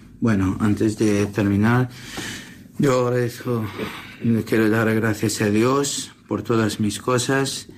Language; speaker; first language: Spanish; non-native, learner; Assyrian Neo-Aramaic